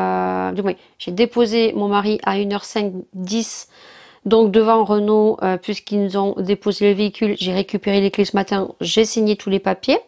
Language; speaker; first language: French; native; French